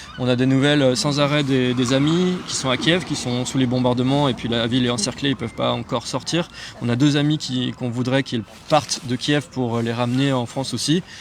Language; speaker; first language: French; native; French